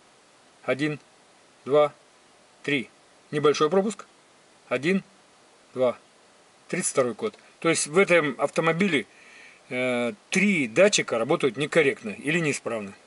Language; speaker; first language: Russian; native; Russian